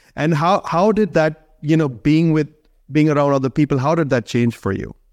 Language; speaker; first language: English; non-native, local second language; Hindi